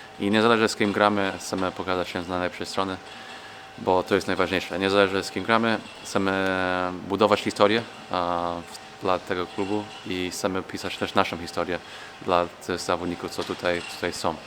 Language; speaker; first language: Polish; non-native, fluent; English